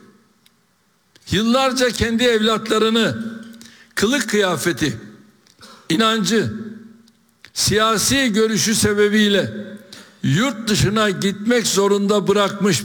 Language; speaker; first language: Turkish; native; Turkish